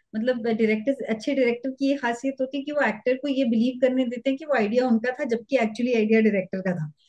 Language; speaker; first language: Hindi; native; Hindi